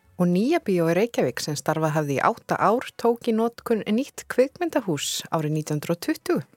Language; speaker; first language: Icelandic; native; Icelandic